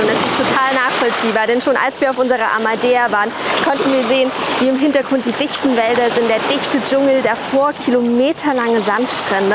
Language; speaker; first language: German; native; German